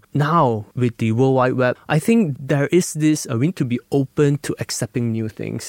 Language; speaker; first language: English; non-native, local second language; Chinese